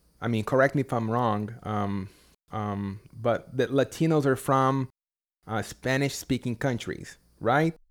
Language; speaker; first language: English; non-native, fluent; Portuguese